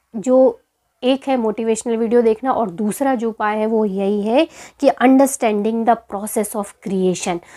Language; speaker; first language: Hindi; native; Hindi